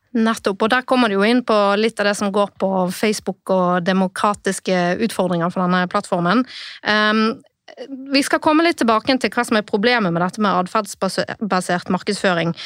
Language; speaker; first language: Norwegian; native; Norwegian